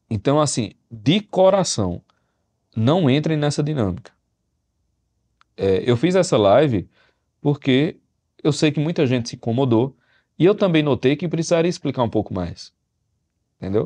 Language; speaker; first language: Portuguese; native; Portuguese